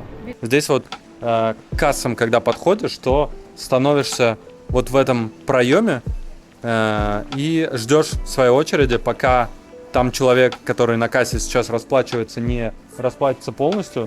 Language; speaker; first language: Russian; native; Russian